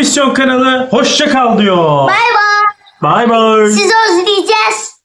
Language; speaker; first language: Turkish; native; Turkish